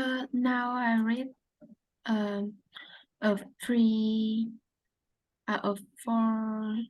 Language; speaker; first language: English; non-native, learner; Vietnamese